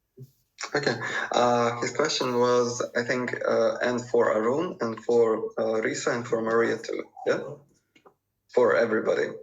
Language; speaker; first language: English; non-native, fluent; Russian